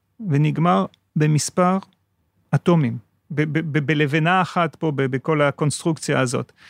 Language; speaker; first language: Hebrew; non-native, fluent; French